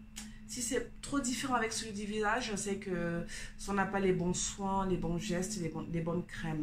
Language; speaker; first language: French; native; French